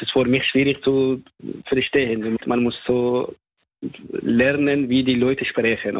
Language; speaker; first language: German; non-native, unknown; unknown